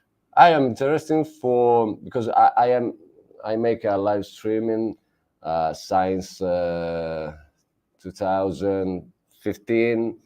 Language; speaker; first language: English; non-native, learner; Italian